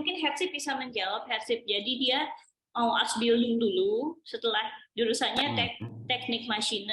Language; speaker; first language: Indonesian; native; Indonesian